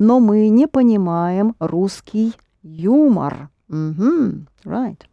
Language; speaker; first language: Russian; non-native, fluent; English